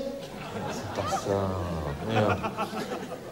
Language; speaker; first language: French; native; French